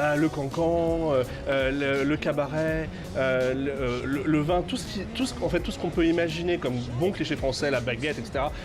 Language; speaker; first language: French; native; French